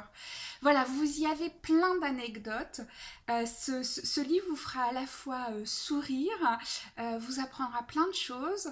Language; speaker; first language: French; native; French